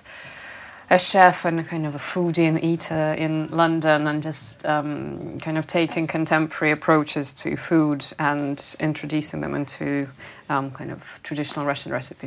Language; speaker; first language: English; non-native, fluent; Russian